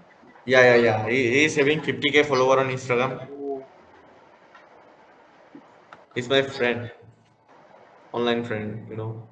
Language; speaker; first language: English; non-native, local second language; Hindi